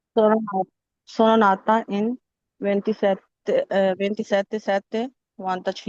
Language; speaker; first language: Italian; non-native, learner; Urdu